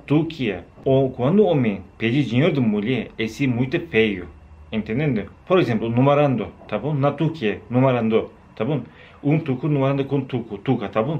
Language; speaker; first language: Portuguese; non-native, learner; Turkish